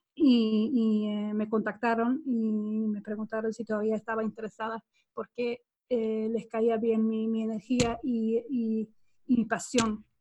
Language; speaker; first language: Spanish; non-native, fluent; Swedish